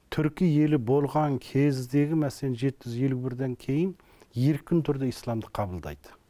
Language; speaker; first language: Kazakh; early bilingual, heritage; Kazakh